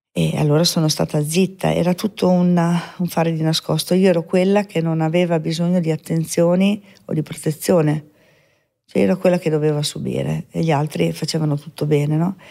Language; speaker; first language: Italian; native; Italian